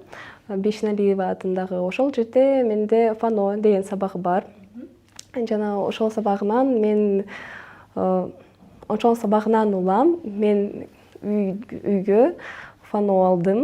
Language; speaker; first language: Kyrgyz; non-native, local second language; Russian